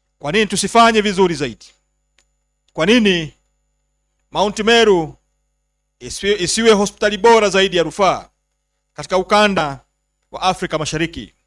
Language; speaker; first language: Swahili; native; Swahili